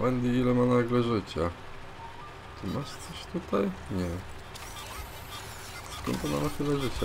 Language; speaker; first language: Polish; native; Polish